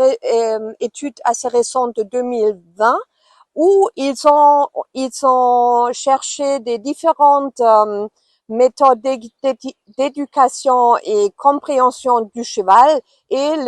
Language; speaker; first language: French; non-native, fluent; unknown